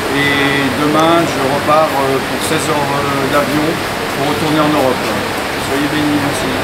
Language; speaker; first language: French; native; French